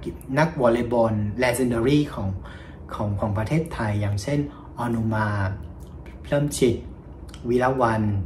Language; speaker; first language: Thai; non-native, fluent; Vietnamese